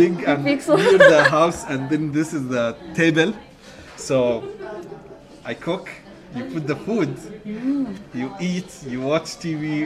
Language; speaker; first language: English; non-native, fluent; Arabic